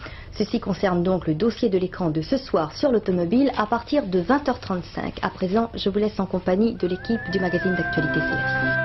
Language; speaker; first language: French; native; French